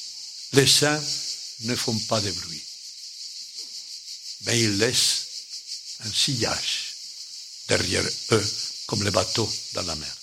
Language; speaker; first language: French; non-native, fluent; Spanish